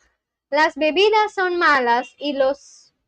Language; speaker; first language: Spanish; non-native, learner; Bangla